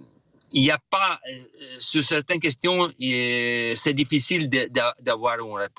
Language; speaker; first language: French; non-native, fluent; Italian